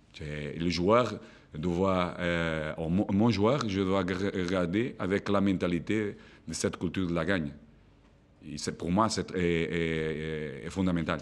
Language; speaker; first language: French; non-native, fluent; Portuguese